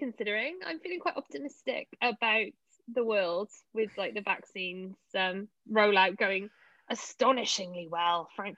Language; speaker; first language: English; native; English